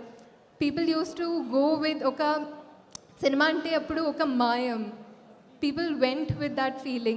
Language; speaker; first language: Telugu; non-native, fluent; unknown